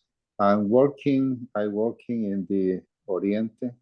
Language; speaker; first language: English; non-native, learner; Spanish